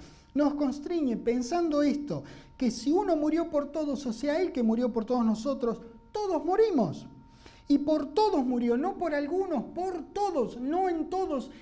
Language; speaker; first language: Spanish; native; Spanish